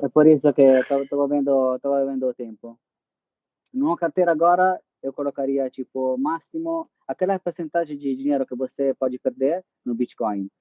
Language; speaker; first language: Portuguese; non-native, fluent; Italian